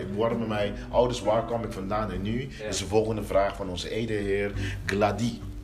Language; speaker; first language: Dutch; early bilingual, other home language; Papiamento